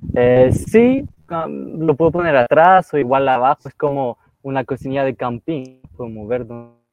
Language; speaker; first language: Spanish; non-native, fluent; French